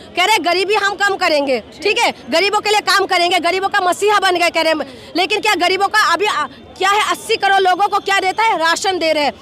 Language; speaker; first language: Hindi; non-native, local second language; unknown